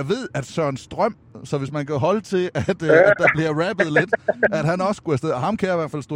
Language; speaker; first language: Danish; native; Danish